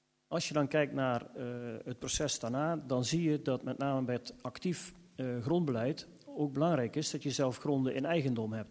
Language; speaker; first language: Dutch; native; Dutch